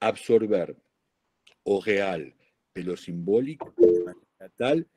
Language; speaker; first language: Portuguese; non-native, learner; Spanish